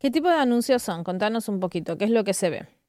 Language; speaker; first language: Spanish; native; Spanish